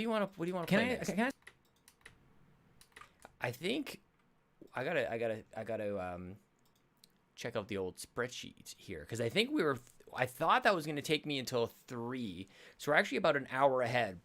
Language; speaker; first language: English; native; English